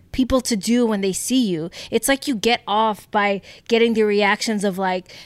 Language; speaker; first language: English; native; English